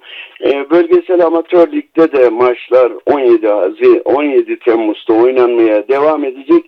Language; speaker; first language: Turkish; native; Turkish